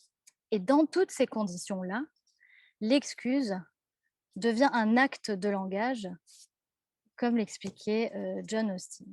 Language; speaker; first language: French; native; French